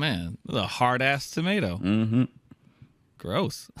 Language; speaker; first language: English; native; English